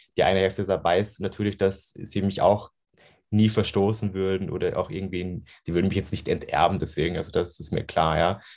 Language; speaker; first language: German; native; German